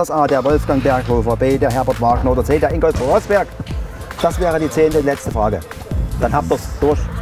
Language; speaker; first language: German; native; German